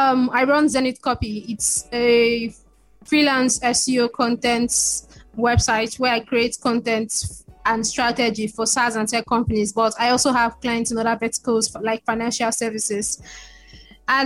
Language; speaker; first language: English; non-native, local second language; Igbo